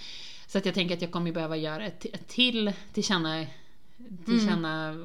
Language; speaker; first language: Swedish; native; Swedish